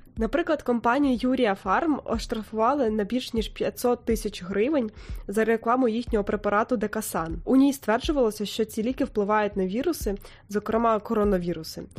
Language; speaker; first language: Ukrainian; native; Ukrainian